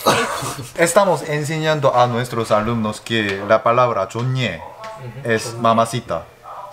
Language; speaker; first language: Spanish; non-native, learner; Korean